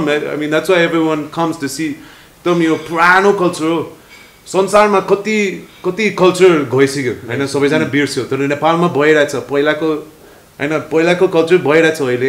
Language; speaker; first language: Nepali; non-native, learner; English